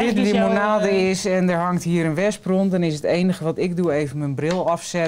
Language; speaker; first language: Dutch; native; Dutch